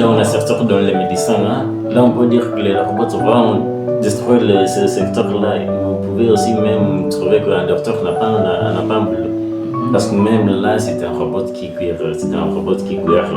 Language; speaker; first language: French; non-native, learner; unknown